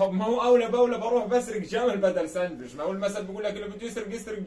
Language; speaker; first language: Arabic; native; Arabic